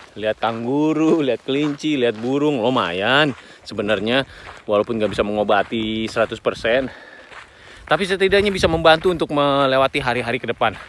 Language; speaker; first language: Indonesian; native; Indonesian